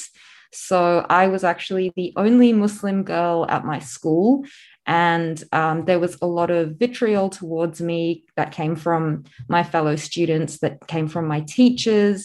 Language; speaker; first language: English; native; English